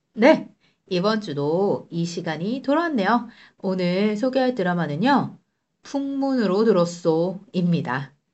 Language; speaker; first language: Korean; native; Korean